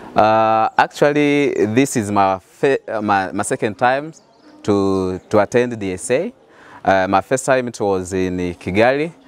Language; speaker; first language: English; non-native, fluent; Rundi